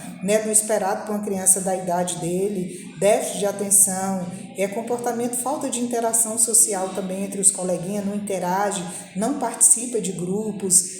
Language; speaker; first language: Portuguese; native; Portuguese